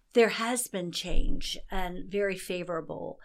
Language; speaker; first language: English; native; English